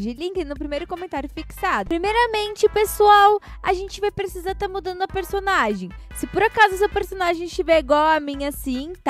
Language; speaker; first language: Portuguese; native; Portuguese